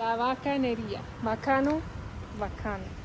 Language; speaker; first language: Spanish; non-native, fluent; German